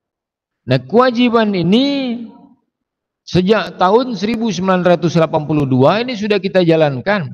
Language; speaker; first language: Indonesian; native; Indonesian